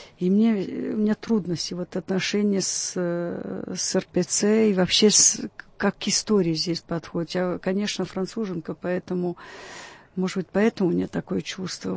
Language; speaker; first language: Russian; early bilingual, heritage; Russian